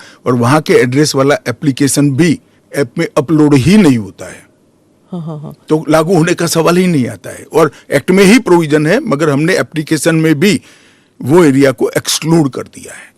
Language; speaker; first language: Hindi; non-native, local second language; Gujarati